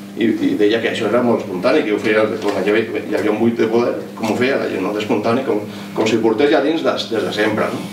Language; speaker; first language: Catalan; non-native, local second language; Spanish